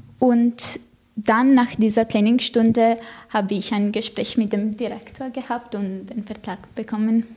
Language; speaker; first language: German; non-native, fluent; Italian